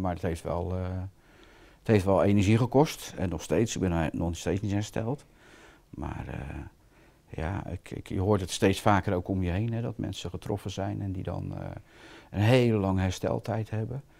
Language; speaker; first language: Dutch; native; Dutch